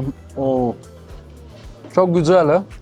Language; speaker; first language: Turkish; non-native, learner; Italian